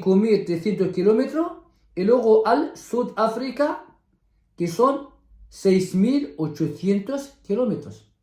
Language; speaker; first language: Spanish; non-native, fluent; Arabic